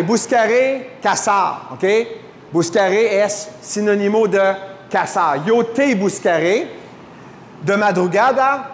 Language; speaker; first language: Spanish; non-native, fluent; French